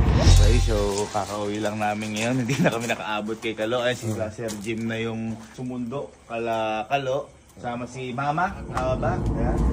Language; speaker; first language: Filipino; native; Filipino